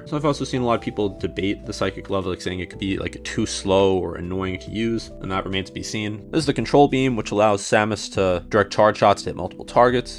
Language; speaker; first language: English; native; English